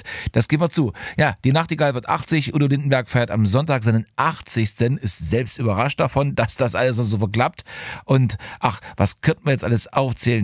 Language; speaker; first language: German; native; German